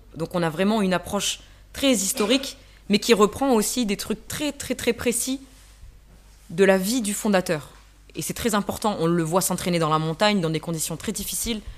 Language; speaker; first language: French; native; French